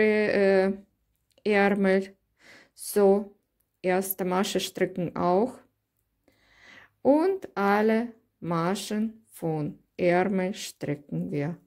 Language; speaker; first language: German; non-native, learner; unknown